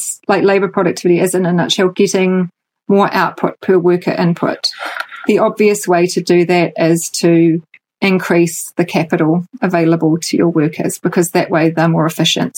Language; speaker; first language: English; native; English